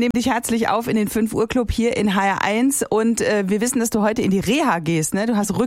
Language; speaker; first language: German; native; German